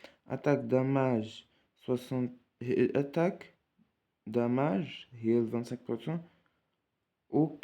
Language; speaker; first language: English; non-native, learner; French